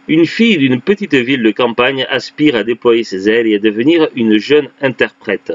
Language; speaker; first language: French; native; French